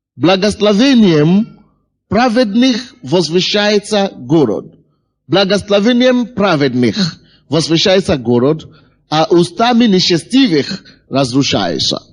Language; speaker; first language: Russian; non-native, fluent; Yoruba